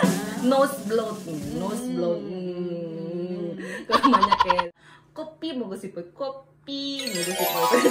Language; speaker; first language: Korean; non-native, learner; Indonesian